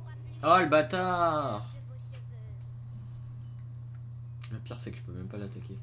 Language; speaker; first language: French; native; French